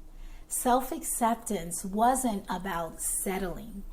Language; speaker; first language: English; native; English